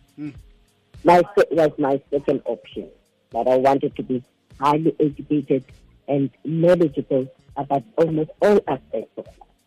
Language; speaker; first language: English; non-native, local second language; Xhosa